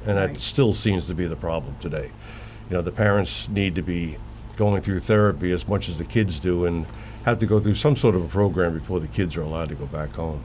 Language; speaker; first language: English; native; English